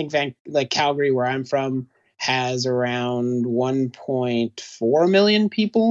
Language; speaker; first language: English; native; English